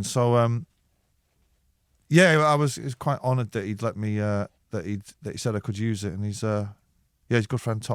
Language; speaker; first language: English; native; English